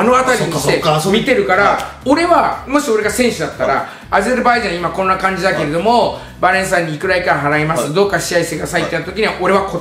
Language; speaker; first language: Japanese; native; Japanese